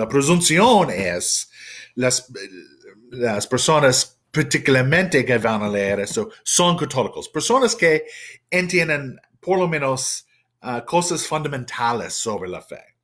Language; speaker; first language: Spanish; non-native, fluent; English